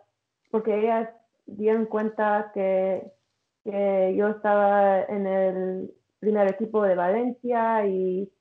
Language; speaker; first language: Spanish; early bilingual, heritage; English